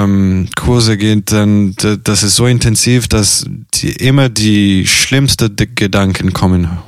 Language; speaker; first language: German; non-native, fluent; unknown